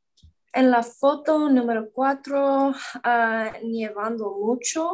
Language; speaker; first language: Spanish; non-native, learner; English